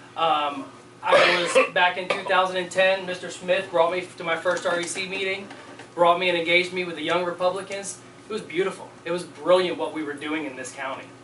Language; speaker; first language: English; native; English